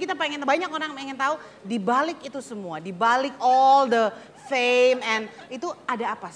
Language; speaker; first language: Indonesian; native; Indonesian